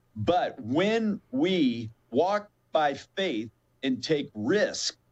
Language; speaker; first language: English; native; English